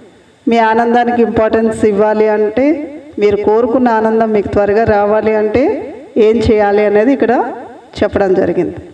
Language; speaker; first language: Telugu; native; Telugu